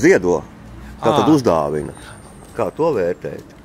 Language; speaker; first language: Latvian; native; Latvian